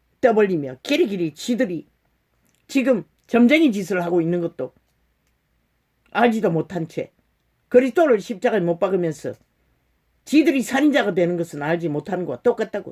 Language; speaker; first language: Korean; native; Korean